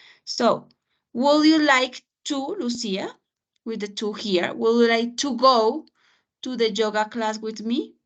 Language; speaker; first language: English; non-native, fluent; Spanish